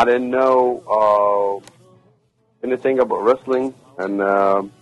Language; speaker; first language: English; non-native, learner; Arabic